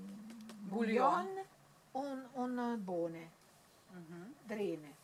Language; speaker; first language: German; non-native, learner; Italian